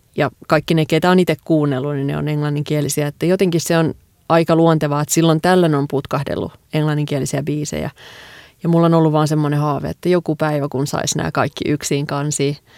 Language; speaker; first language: Finnish; native; Finnish